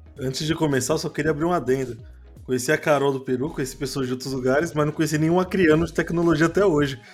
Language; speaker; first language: Portuguese; native; Portuguese